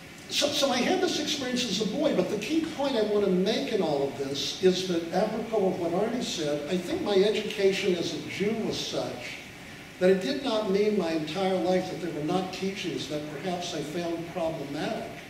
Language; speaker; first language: English; native; English